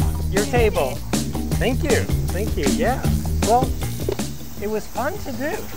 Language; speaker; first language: English; native; English